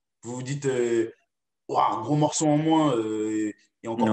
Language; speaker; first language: French; native; French